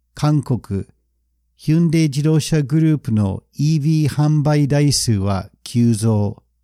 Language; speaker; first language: Japanese; non-native, fluent; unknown